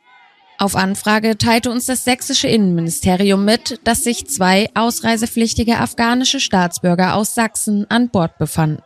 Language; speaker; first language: German; native; German